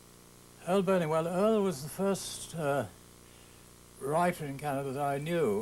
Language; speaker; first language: English; native; English